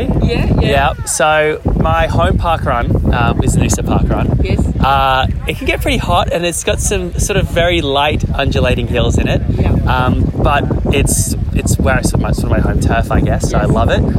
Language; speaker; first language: English; native; English